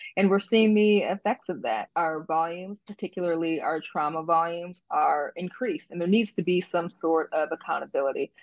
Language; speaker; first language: English; native; English